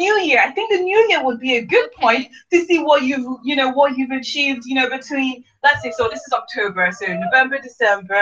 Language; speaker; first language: English; non-native, local second language; Yoruba